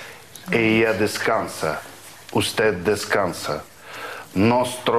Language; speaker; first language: Spanish; non-native, learner; Russian